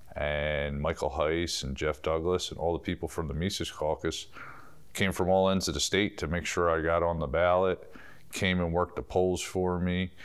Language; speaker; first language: English; native; English